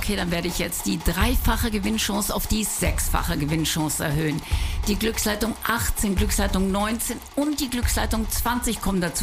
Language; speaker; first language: German; native; German